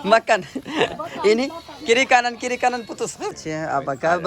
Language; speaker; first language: Indonesian; non-native, learner; Urdu